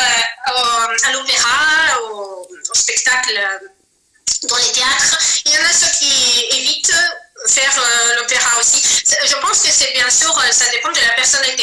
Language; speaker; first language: French; non-native, fluent; Azerbaijani